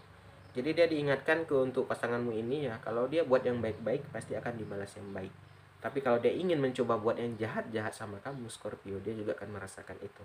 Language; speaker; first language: Indonesian; native; Indonesian